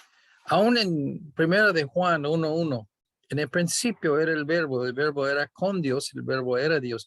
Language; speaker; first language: Spanish; non-native, fluent; English